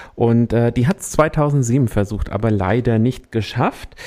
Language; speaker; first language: German; early bilingual, other home language; Spanish